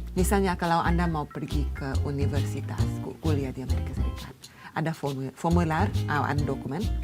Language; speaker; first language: Indonesian; non-native, learner; English